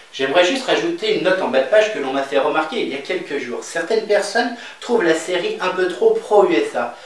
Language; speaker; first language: French; native; French